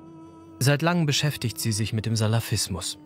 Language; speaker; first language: German; native; German